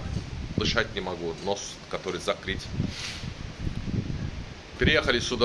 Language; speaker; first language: Russian; non-native, learner; Turkish